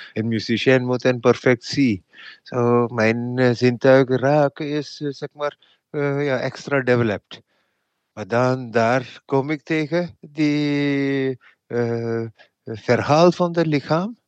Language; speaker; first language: Dutch; non-native, fluent; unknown